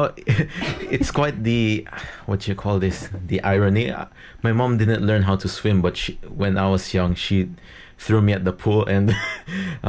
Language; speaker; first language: English; non-native, local second language; Filipino